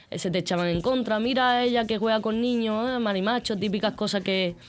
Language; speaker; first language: Spanish; native; Spanish